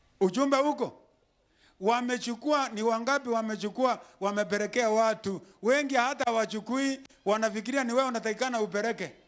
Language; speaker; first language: Swahili; non-native, local second language; Gusii